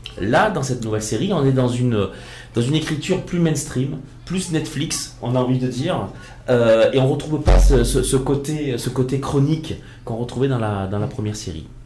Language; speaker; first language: French; native; French